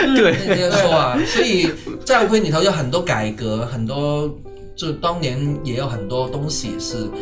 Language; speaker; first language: Chinese; non-native, local second language; Cantonese